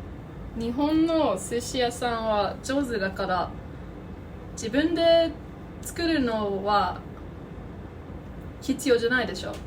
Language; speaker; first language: Japanese; non-native, learner; English